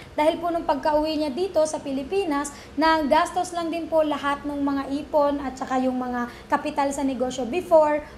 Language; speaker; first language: Filipino; non-native, local second language; Cebuano